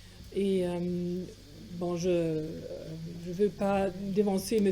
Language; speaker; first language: French; non-native, fluent; German